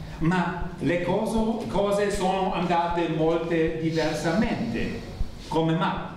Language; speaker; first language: Italian; non-native, learner; German